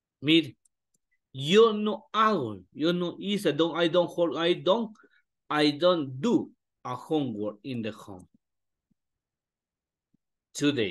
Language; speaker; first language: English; non-native, learner; Spanish